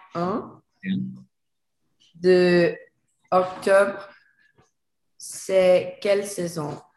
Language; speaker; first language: French; non-native, learner; Spanish